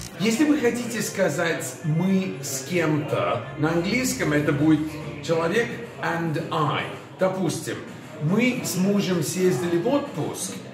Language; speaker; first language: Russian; non-native, fluent; English